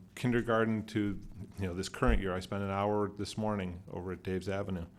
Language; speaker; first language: English; native; English